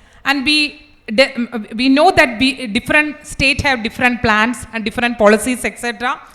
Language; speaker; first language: English; non-native, local second language; Malayalam